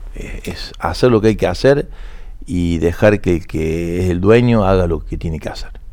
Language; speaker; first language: Spanish; native; Spanish